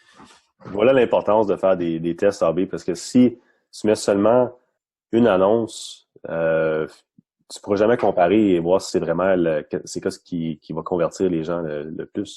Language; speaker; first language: French; non-native, local second language; English